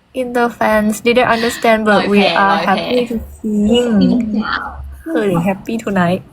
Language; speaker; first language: English; non-native, learner; Thai